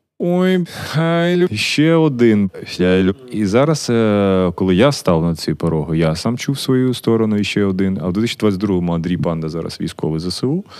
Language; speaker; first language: Ukrainian; native; Ukrainian